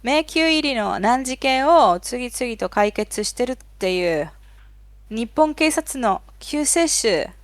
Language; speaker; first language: Japanese; non-native, fluent; Spanish